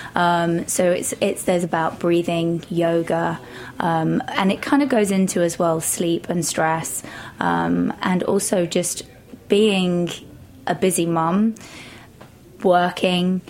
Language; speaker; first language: English; native; English